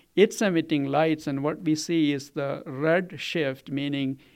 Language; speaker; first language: English; non-native, local second language; Malayalam